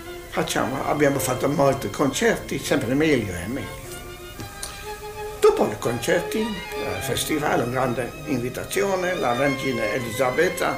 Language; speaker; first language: Italian; non-native, learner; Hungarian